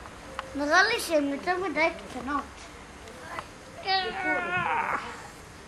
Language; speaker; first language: Hebrew; early bilingual, heritage; Hebrew